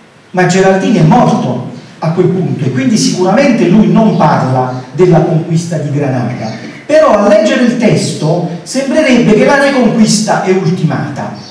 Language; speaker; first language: Italian; native; Italian